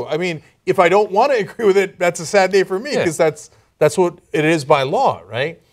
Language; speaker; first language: English; non-native, fluent; Turkish